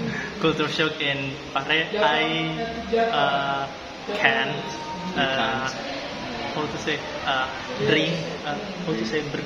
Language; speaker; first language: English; non-native, learner; Indonesian